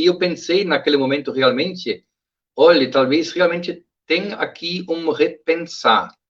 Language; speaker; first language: Portuguese; non-native, fluent; German